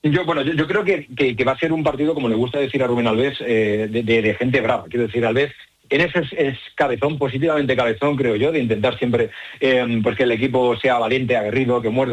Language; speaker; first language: Spanish; native; Spanish